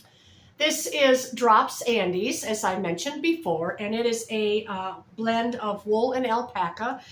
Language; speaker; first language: English; native; English